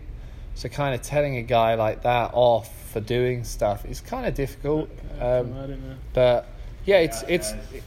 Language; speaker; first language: English; native; English